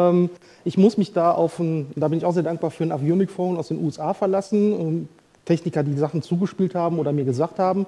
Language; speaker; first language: German; native; German